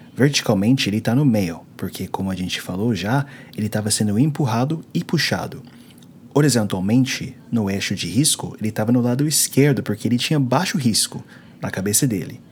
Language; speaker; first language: Portuguese; non-native, fluent; English